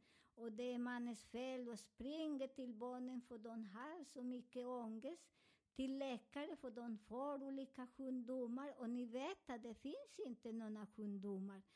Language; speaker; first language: Swedish; non-native, learner; Spanish